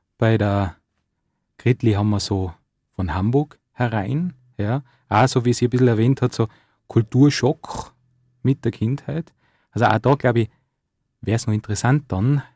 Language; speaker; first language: German; native; German